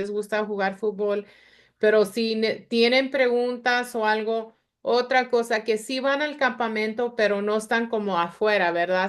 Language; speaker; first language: Spanish; early bilingual, other home language; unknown